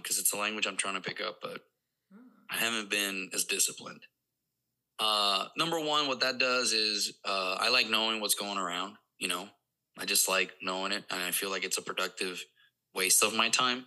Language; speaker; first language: English; non-native, fluent; Spanish